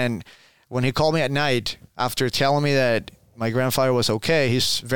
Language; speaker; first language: English; non-native, fluent; Spanish